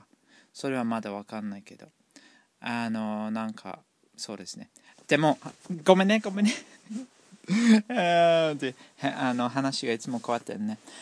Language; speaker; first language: Japanese; non-native, fluent; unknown